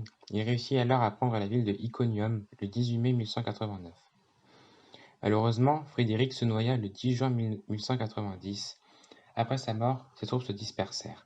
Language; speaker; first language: French; native; French